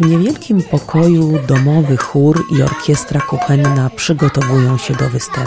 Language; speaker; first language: Polish; native; Polish